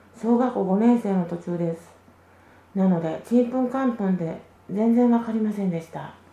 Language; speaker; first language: Japanese; early bilingual, other home language; Vietnamese